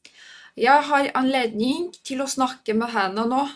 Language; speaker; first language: Norwegian; non-native, fluent; Polish